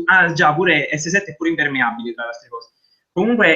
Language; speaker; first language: Italian; native; Italian